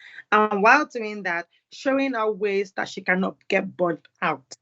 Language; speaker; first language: English; non-native, local second language; Yoruba